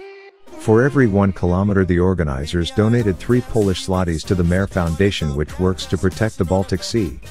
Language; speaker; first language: English; non-native, fluent; Polish